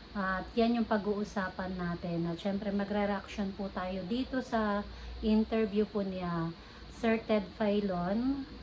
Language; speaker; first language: Filipino; native; Filipino